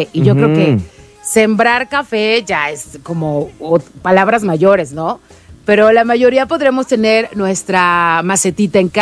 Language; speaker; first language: Spanish; native; Spanish